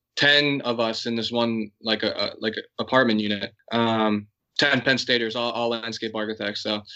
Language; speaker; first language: English; native; English